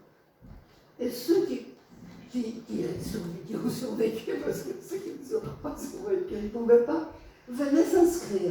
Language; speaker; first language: French; non-native, fluent; Polish